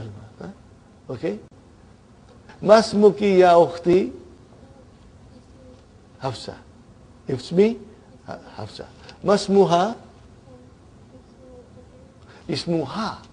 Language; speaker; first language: Arabic; non-native, fluent; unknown